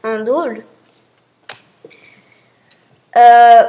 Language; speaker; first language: French; native; French